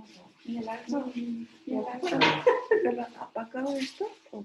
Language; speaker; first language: Spanish; non-native, learner; Chinese